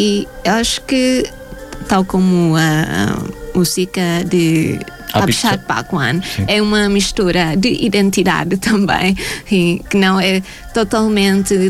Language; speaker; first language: Portuguese; non-native, fluent; Thai